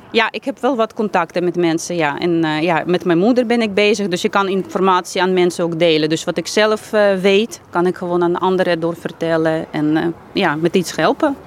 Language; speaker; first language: Dutch; non-native, fluent; Ukrainian